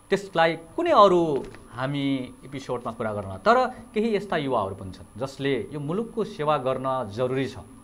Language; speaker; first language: Nepali; native; Nepali